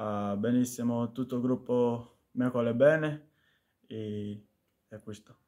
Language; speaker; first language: Italian; non-native, learner; Portuguese